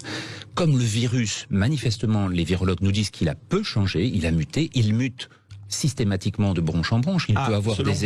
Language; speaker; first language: French; native; French